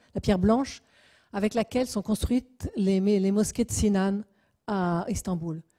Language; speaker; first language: French; native; French